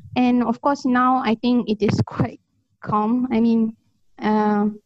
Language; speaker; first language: English; native; English